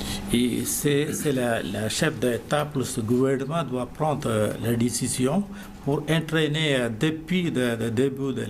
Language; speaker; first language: French; non-native, learner; Malayalam